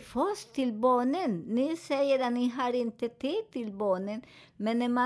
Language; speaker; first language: Swedish; non-native, fluent; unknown